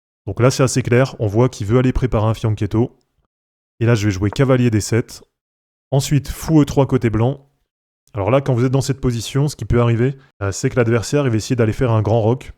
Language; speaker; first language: French; native; French